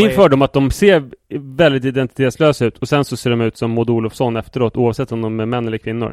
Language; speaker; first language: Swedish; native; Swedish